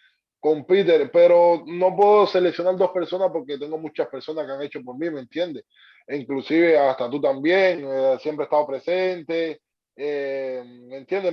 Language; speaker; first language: Spanish; native; Spanish